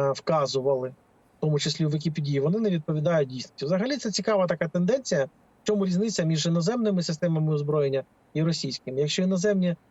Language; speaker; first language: Ukrainian; native; Ukrainian